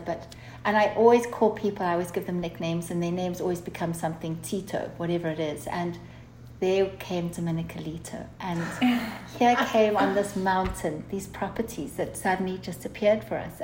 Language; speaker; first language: English; native; English